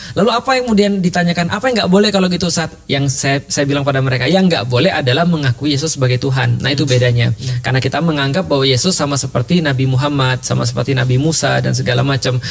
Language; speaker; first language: Indonesian; native; Indonesian